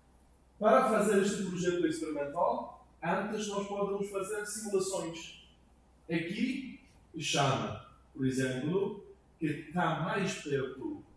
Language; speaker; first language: Portuguese; non-native, learner; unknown